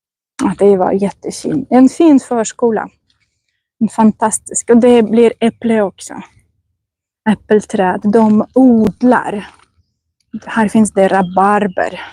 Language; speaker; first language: Swedish; non-native, fluent; Russian